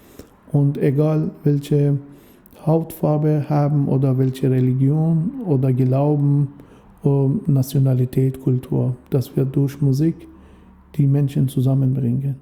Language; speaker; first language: German; non-native, fluent; Persian